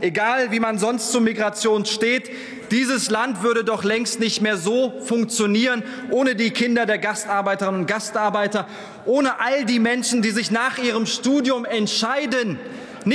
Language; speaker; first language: German; early bilingual, other home language; Turkish